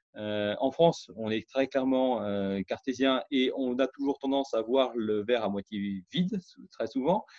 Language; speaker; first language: French; native; French